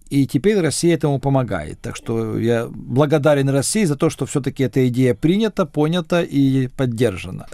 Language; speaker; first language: Russian; native; Russian